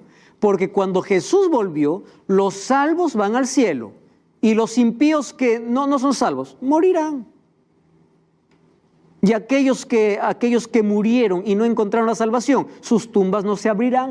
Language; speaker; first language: Spanish; native; Spanish